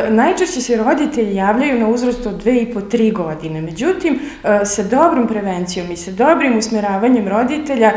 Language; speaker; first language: Serbian; native; Serbian